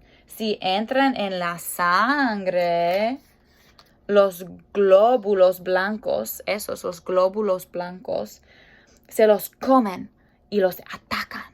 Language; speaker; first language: Spanish; non-native, fluent; English